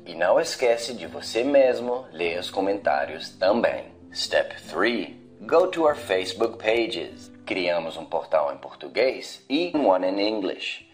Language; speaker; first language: Portuguese; non-native, fluent; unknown